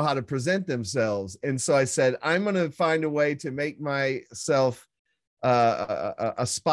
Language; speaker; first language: English; native; English